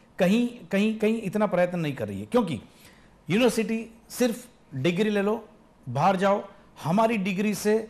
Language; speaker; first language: Hindi; non-native, local second language; Gujarati